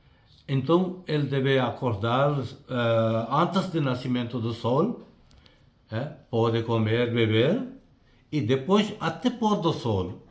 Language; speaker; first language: Portuguese; non-native, fluent; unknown